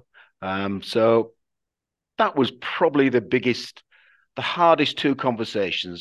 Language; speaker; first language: English; native; English